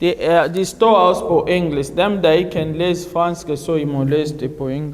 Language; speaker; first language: Danish; non-native, fluent; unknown